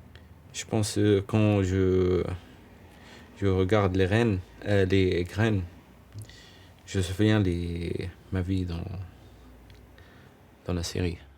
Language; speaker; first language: French; non-native, learner; Arabic